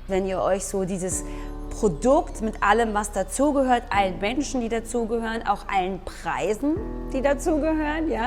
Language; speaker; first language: German; native; German